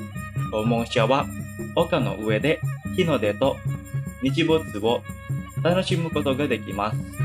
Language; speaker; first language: Japanese; non-native, fluent; Indonesian